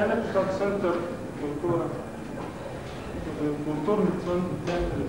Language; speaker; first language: Russian; non-native, learner; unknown